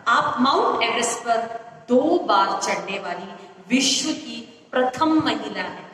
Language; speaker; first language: Hindi; non-native, local second language; Malayalam